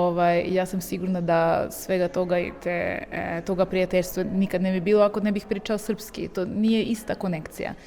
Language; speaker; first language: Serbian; non-native, fluent; Russian